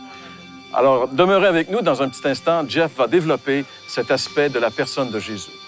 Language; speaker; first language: French; native; French